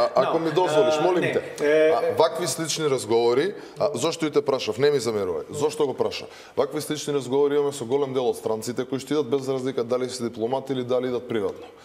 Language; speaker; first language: Macedonian; native; Macedonian